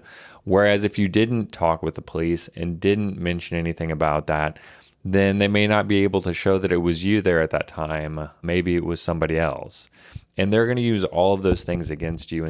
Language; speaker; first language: English; native; English